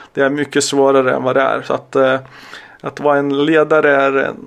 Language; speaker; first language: Swedish; early bilingual, other home language; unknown